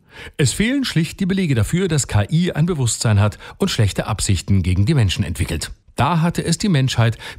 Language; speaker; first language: German; native; German